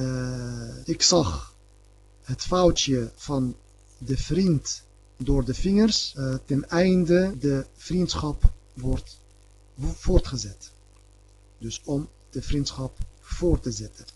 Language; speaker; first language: Dutch; non-native, fluent; Arabic